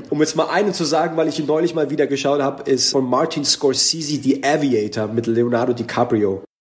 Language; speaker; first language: German; native; German